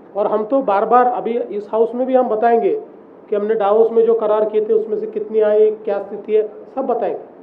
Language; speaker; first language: Hindi; non-native, local second language; Marathi